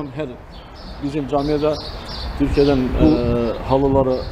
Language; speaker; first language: Turkish; non-native, local second language; Albanian